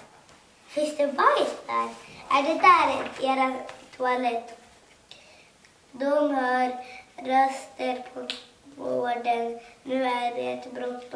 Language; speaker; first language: Swedish; early bilingual, other home language; Kurdish